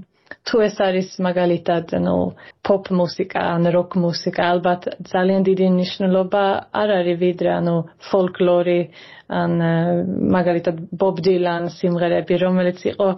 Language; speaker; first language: Georgian; early bilingual, heritage; Georgian